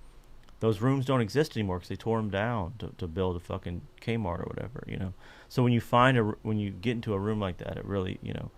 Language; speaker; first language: English; native; English